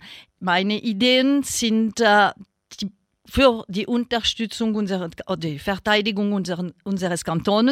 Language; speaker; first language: German; non-native, local second language; French